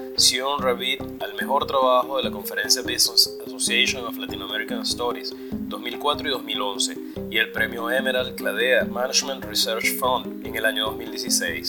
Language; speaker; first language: Spanish; native; Spanish